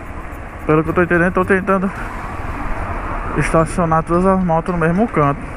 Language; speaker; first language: Portuguese; native; Portuguese